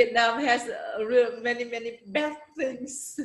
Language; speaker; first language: English; non-native, learner; Vietnamese